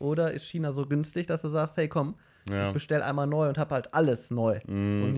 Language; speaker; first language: German; native; German